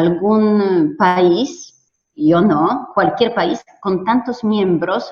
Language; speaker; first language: Spanish; non-native, fluent; Polish